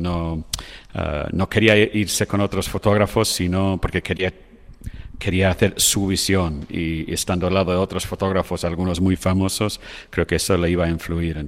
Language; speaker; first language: Spanish; non-native, fluent; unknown